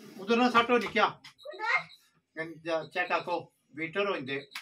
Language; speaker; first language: Filipino; non-native, learner; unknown